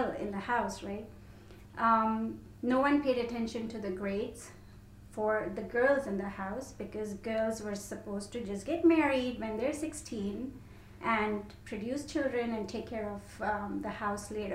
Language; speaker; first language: English; non-native, local second language; Hindi